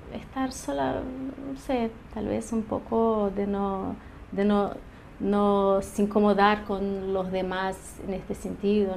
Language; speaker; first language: Spanish; early bilingual, heritage; Portuguese